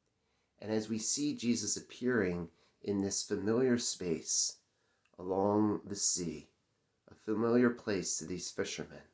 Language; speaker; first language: English; native; English